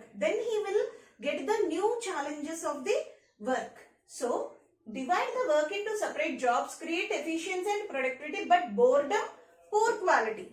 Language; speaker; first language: English; non-native, local second language; Telugu